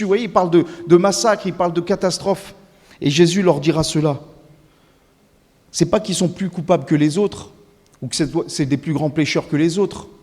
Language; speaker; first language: French; native; French